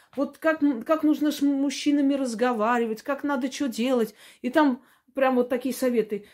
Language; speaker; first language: Russian; non-native, local second language; Armenian